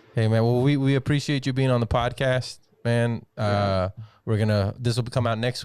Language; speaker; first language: English; native; English